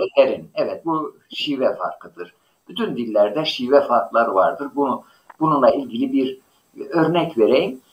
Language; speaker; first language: Turkish; non-native, local second language; Zaza